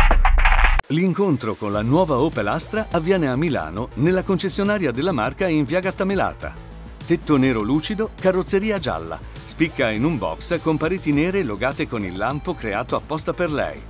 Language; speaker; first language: Italian; native; Italian